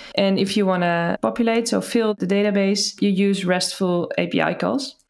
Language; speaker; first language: English; non-native, fluent; Dutch